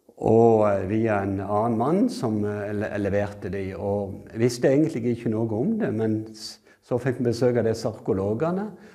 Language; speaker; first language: Norwegian; native; Norwegian